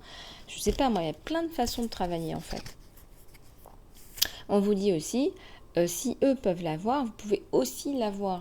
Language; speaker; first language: French; native; French